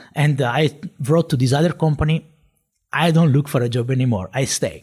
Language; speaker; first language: English; non-native, fluent; Italian